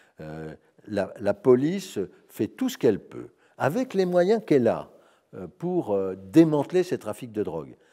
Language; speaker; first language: French; native; French